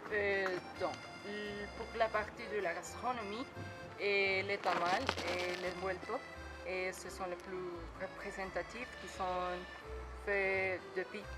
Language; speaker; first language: French; non-native, learner; Spanish